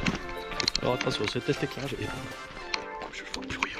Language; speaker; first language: French; native; French